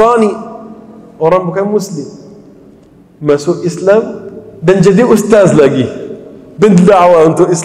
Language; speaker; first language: Indonesian; non-native, fluent; Arabic